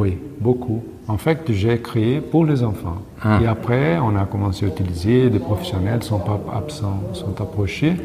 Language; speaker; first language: French; non-native, learner; Portuguese